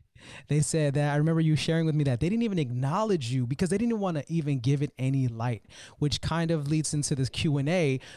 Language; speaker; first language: English; native; English